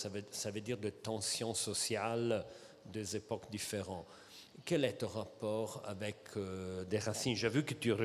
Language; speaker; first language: French; non-native, fluent; Italian